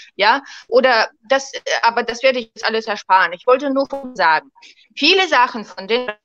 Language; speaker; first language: German; non-native, fluent; Russian